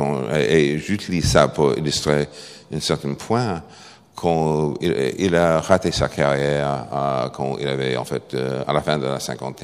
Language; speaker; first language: French; non-native, fluent; English